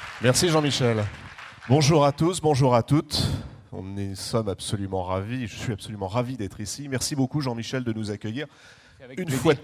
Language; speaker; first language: French; native; French